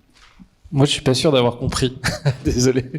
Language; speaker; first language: French; native; French